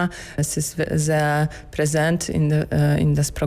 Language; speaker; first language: German; non-native, fluent; Polish